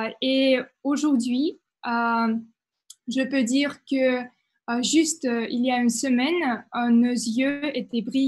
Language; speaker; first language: French; non-native, fluent; Russian